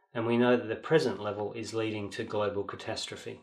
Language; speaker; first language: English; native; English